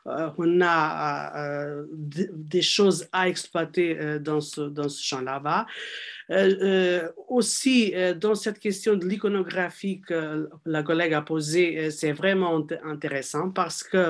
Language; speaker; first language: French; non-native, fluent; Portuguese